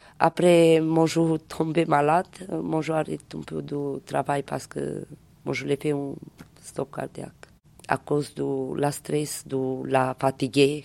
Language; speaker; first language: French; non-native, learner; Romanian